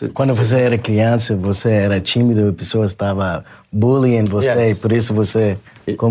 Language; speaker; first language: Portuguese; non-native, learner; English